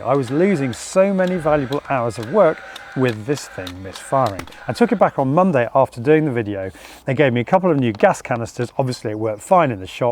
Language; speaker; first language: English; native; English